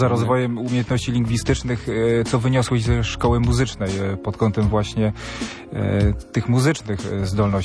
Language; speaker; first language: Polish; native; Polish